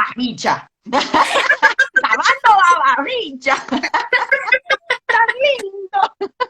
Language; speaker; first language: Spanish; non-native, learner; Portuguese